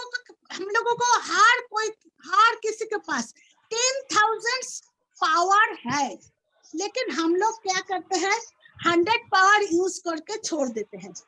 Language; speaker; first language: Hindi; non-native, local second language; Bangla